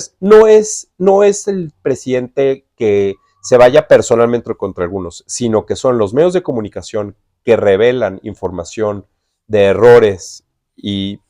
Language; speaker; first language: Spanish; native; Spanish